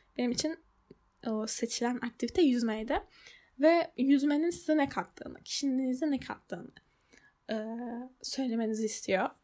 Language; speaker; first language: Turkish; early bilingual, heritage; Turkish